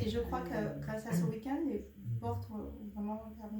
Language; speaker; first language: French; native; French